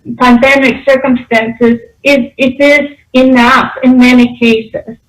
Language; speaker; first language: English; non-native, fluent; Polish